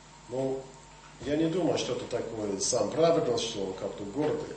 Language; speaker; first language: Russian; non-native, fluent; English